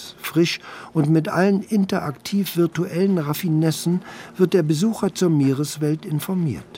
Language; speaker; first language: German; native; German